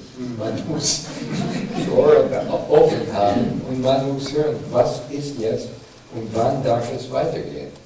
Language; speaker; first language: German; non-native, fluent; English